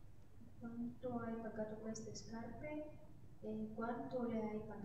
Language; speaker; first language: Italian; non-native, learner; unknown